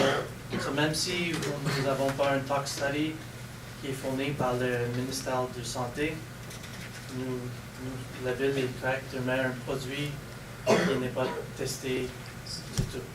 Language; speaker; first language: French; non-native, local second language; English